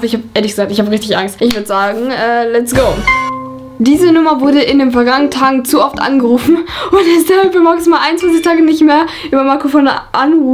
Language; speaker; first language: German; native; German